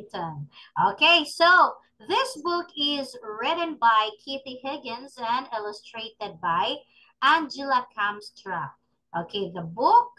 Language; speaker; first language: English; non-native, fluent; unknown